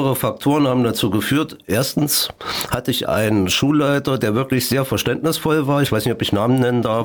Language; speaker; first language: German; native; German